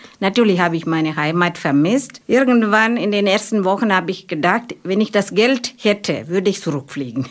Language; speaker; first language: German; non-native, fluent; Malayalam